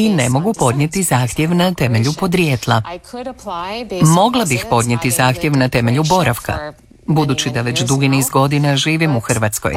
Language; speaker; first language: Croatian; non-native, fluent; English